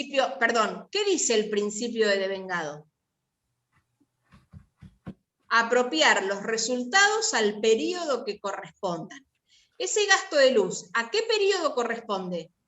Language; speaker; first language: Spanish; native; Spanish